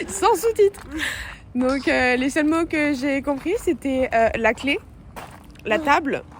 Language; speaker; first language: French; native; French